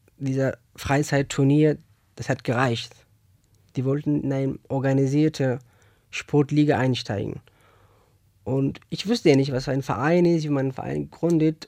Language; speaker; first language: German; non-native, fluent; Persian